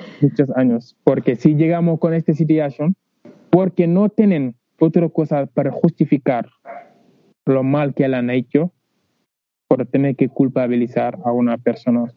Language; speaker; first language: Spanish; non-native, learner; Wolof